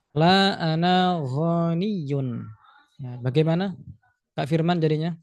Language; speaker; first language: Indonesian; native; Indonesian